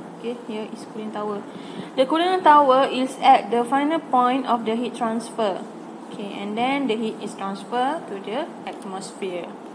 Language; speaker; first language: English; non-native, local second language; Malay